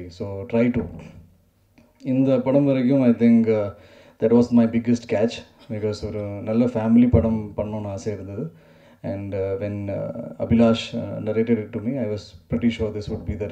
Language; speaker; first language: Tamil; non-native, learner; Malayalam